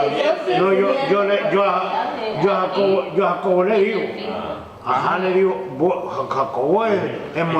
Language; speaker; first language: Spanish; native; Spanish